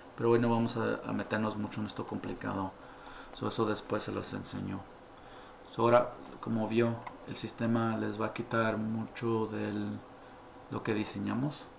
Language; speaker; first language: Spanish; early bilingual, heritage; Spanish